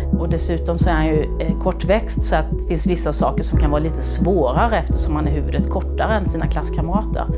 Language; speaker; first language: Swedish; native; Swedish